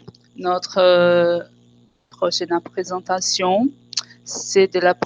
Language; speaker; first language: French; non-native, fluent; Portuguese